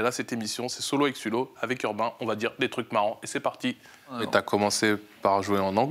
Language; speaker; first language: French; native; French